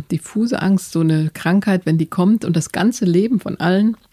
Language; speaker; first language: German; native; German